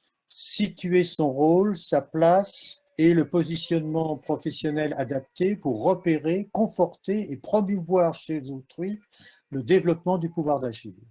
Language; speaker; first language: French; native; French